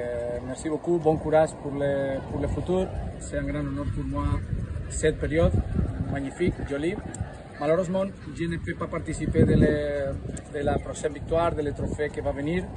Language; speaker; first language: French; non-native, learner; Spanish